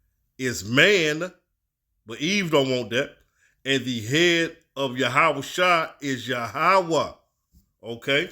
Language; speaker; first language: English; native; English